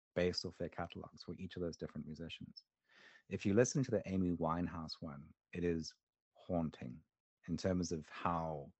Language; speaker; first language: English; native; English